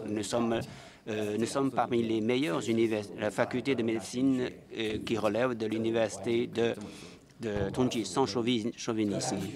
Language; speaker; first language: French; non-native, fluent; Chinese